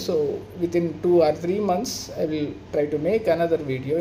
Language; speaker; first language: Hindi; non-native, local second language; Telugu